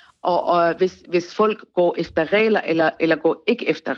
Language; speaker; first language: Danish; non-native, learner; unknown